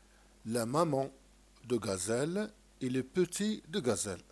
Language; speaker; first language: French; non-native, local second language; Arabic